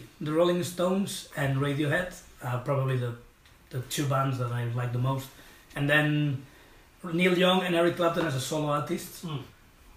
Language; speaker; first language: English; non-native, fluent; Spanish